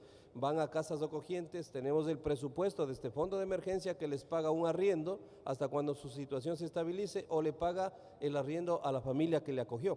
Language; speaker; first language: Spanish; native; Spanish